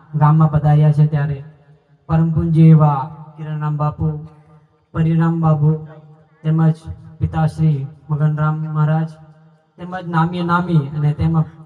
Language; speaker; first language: Gujarati; non-native, local second language; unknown